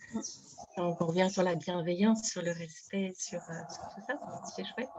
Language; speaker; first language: French; native; French